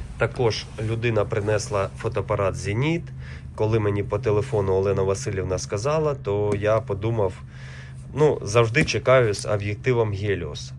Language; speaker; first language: Ukrainian; native; Ukrainian